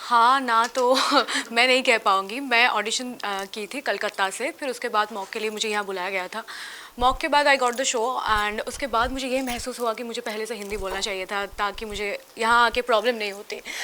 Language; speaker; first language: Hindi; non-native, local second language; Bangla